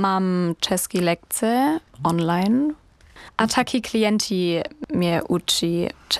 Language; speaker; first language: Czech; non-native, learner; German